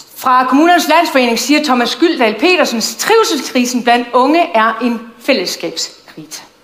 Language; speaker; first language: Danish; native; Danish